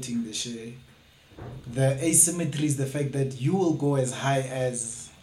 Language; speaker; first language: English; non-native, local second language; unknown